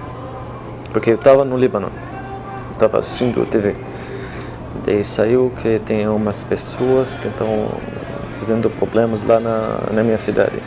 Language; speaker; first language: Portuguese; non-native, fluent; Arabic